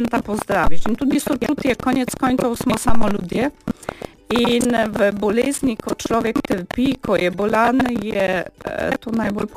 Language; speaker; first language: Slovenian; non-native, fluent; Polish